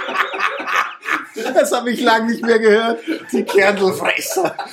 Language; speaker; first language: German; native; German